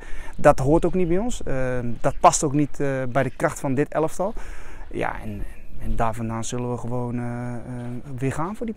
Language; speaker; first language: Dutch; native; Dutch